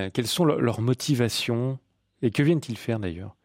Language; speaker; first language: French; native; French